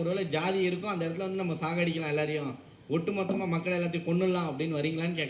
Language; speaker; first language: Tamil; native; Tamil